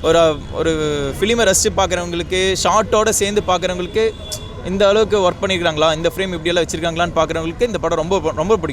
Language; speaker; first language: Tamil; non-native, local second language; Malayalam